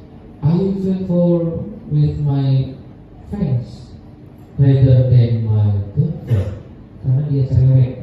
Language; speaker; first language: English; non-native, learner; Indonesian